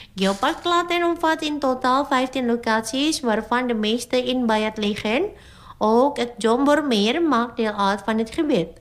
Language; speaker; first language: Dutch; non-native, fluent; Indonesian